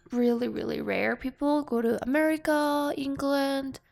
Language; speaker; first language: English; non-native, learner; Korean